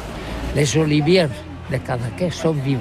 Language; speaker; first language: French; non-native, learner; Catalan